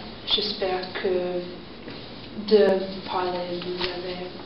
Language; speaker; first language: French; non-native, learner; English